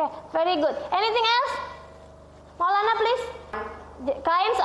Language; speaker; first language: English; non-native, learner; Indonesian